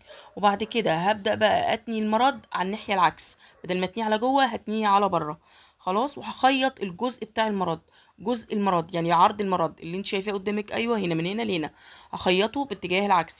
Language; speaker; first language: Arabic; native; Arabic